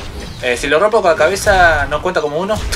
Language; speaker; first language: Spanish; native; Spanish